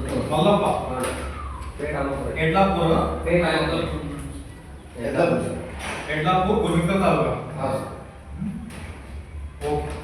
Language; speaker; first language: Kannada; non-native, local second language; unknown